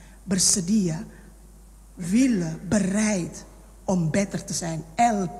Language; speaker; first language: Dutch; non-native, fluent; Indonesian